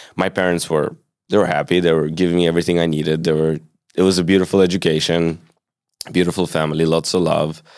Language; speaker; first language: English; early bilingual, other home language; Hebrew